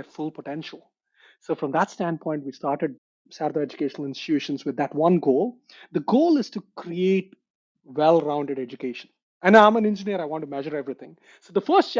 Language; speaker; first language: English; non-native, local second language; Telugu